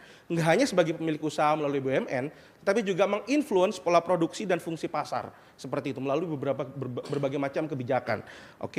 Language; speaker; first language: Indonesian; native; Indonesian